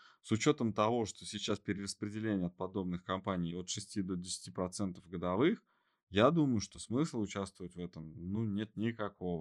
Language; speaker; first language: Russian; native; Russian